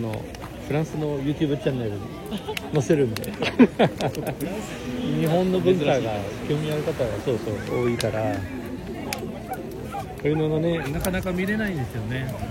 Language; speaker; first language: Japanese; non-native, fluent; French